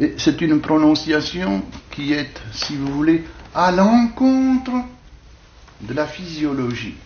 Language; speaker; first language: French; native; French